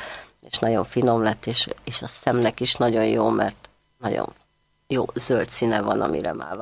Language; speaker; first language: Hungarian; native; Hungarian